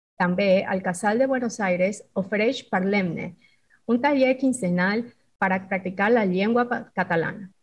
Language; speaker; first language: Catalan; non-native, fluent; Spanish